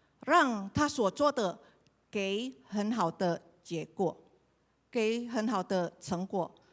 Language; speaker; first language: Chinese; non-native, learner; Indonesian